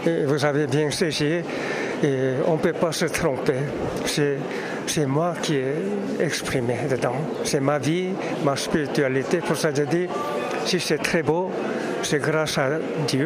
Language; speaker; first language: French; non-native, fluent; Korean